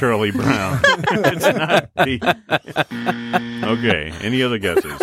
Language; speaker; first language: English; native; English